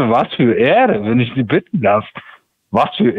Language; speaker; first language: German; native; German